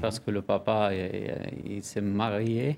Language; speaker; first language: French; non-native, fluent; Persian